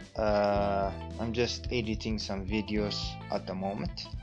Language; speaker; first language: English; non-native, fluent; Amharic